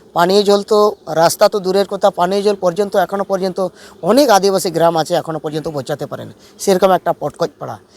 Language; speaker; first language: Bangla; non-native, local second language; Santali